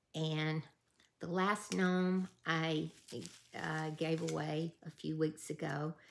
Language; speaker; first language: English; native; English